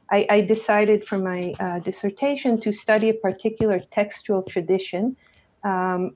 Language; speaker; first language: English; early bilingual, other home language; Hebrew